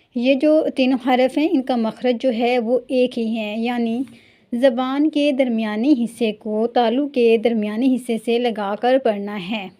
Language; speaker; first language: Urdu; native; Urdu